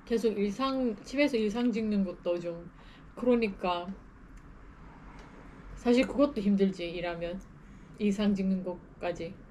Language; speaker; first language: Korean; non-native, learner; Turkish